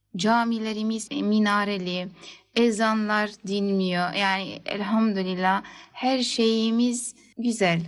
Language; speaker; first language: Turkish; early bilingual, heritage; Turkish